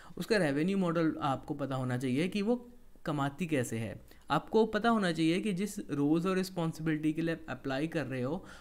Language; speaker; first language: Hindi; native; Hindi